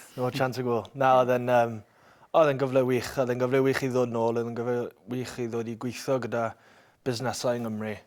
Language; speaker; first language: Welsh; native; Welsh